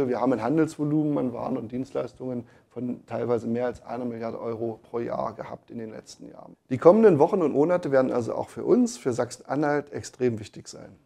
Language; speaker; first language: German; native; German